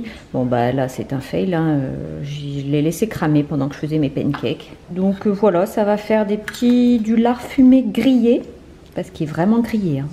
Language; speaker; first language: French; native; French